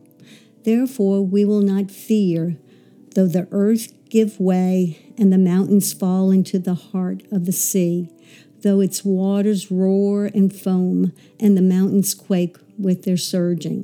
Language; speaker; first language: English; native; English